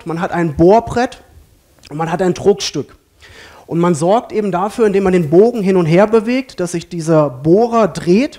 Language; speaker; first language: German; native; German